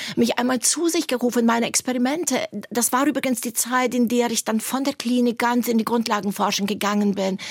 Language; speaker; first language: German; native; German